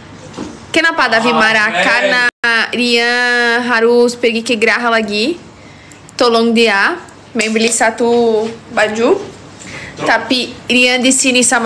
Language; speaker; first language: Indonesian; non-native, learner; Portuguese